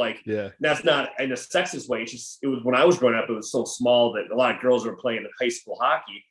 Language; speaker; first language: English; native; English